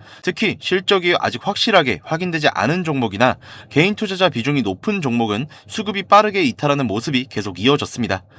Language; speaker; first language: Korean; native; Korean